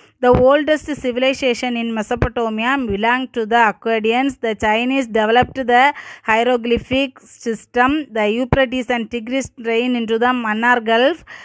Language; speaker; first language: English; non-native, local second language; Tamil